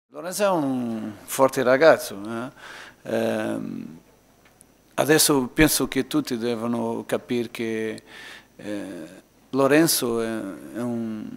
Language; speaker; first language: Italian; non-native, learner; Portuguese